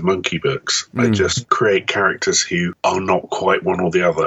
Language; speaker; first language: English; native; English